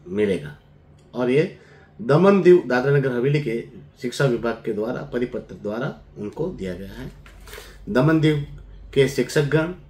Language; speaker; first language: Hindi; non-native, local second language; Gujarati